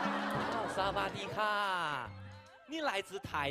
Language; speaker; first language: Chinese; native; Chinese